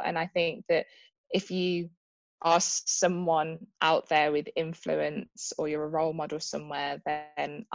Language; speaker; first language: English; native; English